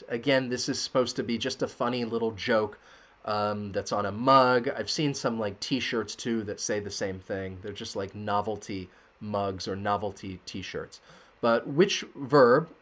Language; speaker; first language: English; native; English